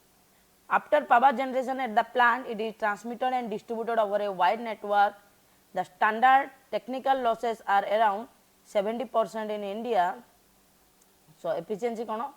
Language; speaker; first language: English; non-native, local second language; Odia